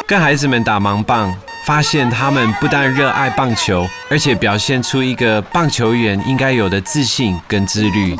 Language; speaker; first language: Chinese; native; Chinese